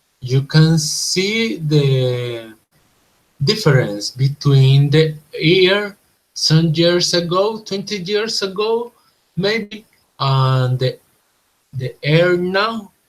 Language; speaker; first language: English; non-native, learner; Spanish